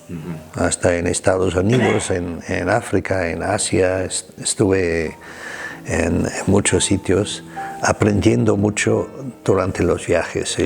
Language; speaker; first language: Spanish; non-native, fluent; German